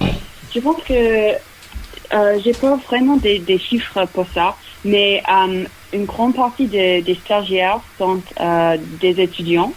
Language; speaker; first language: French; non-native, fluent; English